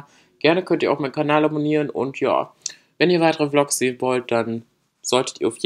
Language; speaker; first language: German; native; German